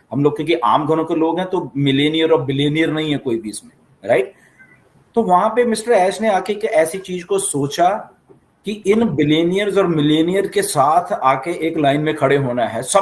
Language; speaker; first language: Hindi; native; Hindi